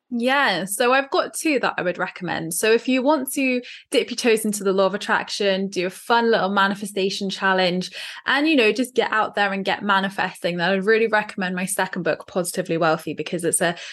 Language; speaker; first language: English; native; English